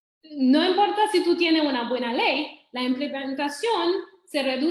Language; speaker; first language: Spanish; non-native, fluent; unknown